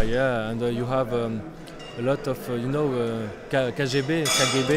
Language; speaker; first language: English; non-native, learner; French